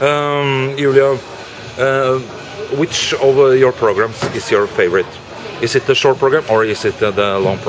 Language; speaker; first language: English; non-native, fluent; Norwegian